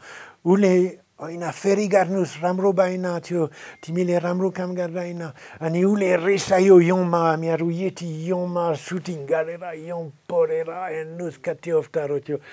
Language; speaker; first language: Nepali; non-native, fluent; French